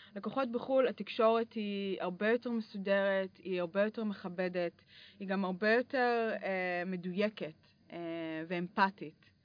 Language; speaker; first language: Hebrew; early bilingual, other home language; English